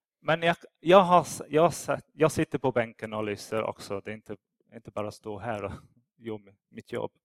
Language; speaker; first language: Swedish; non-native, fluent; English